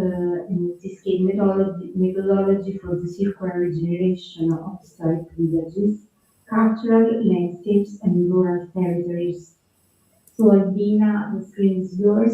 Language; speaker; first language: English; non-native, fluent; Italian